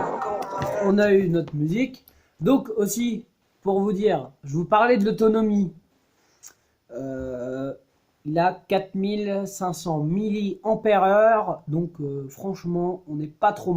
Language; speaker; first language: French; native; French